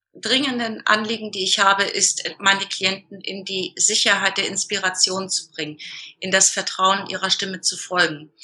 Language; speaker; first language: German; native; German